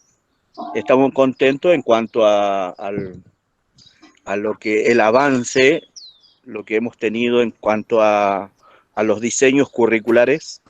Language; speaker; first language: Spanish; non-native, local second language; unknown